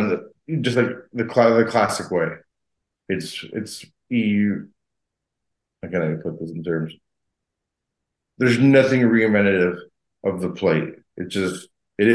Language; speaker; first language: English; native; English